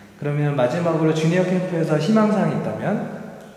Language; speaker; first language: Korean; native; Korean